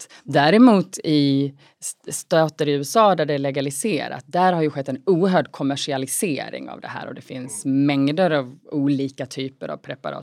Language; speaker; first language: Swedish; native; Swedish